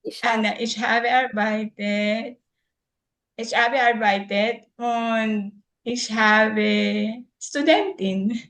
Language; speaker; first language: German; non-native, learner; Filipino